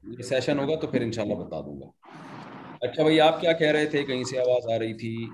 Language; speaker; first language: Urdu; native; Urdu